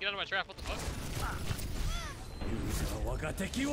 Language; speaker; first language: English; native; English